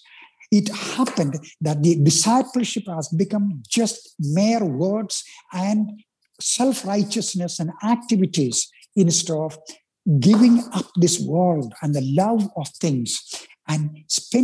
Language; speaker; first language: English; non-native, local second language; Malayalam